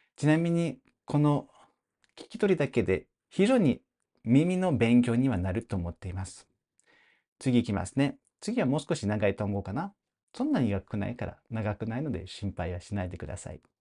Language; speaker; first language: Japanese; non-native, fluent; French